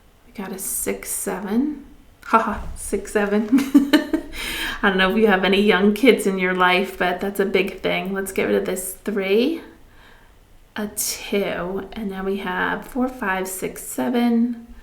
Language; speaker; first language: English; native; English